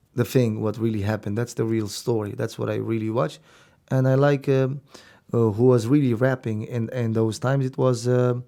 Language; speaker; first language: English; non-native, fluent; Romanian